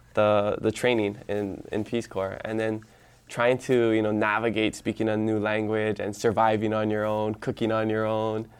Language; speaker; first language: English; early bilingual, other home language; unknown